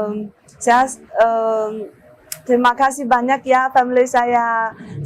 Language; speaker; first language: Indonesian; non-native, learner; Chinese